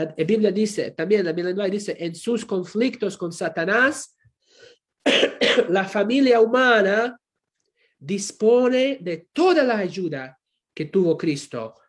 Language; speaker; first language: Spanish; non-native, fluent; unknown